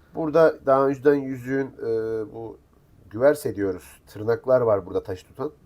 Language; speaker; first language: Turkish; native; Turkish